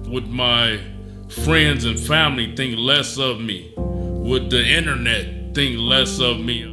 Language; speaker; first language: English; native; English